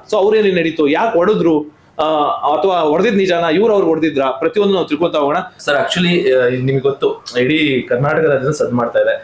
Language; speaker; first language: Kannada; native; Kannada